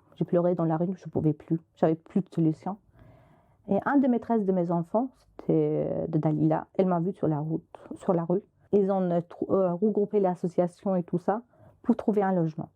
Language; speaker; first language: French; non-native, fluent; Albanian